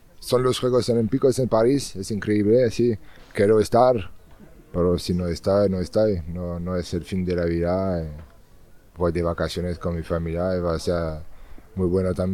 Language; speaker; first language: Spanish; non-native, learner; French